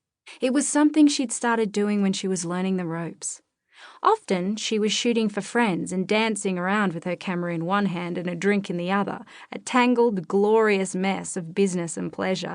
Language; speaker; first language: English; native; English